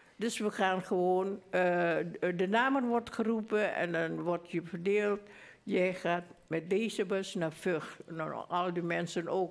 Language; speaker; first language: Dutch; early bilingual, other home language; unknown